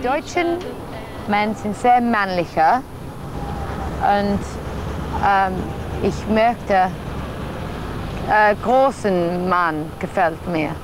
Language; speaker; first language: German; non-native, learner; English